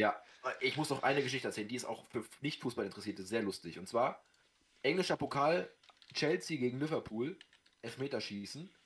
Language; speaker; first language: German; native; German